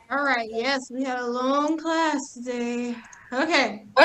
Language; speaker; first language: English; native; English